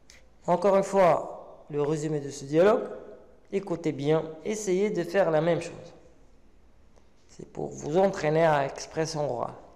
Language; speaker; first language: French; non-native, local second language; Arabic